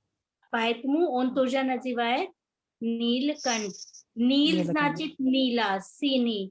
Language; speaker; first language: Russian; non-native, fluent; Hindi